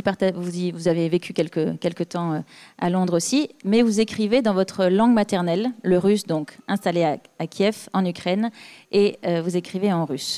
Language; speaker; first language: French; native; French